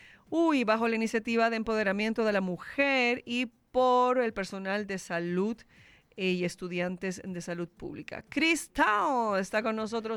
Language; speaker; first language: Spanish; native; Spanish